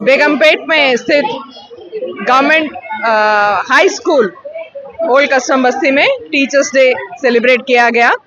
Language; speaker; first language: Hindi; non-native, local second language; Telugu